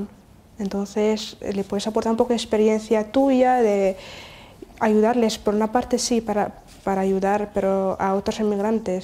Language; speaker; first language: Spanish; non-native, fluent; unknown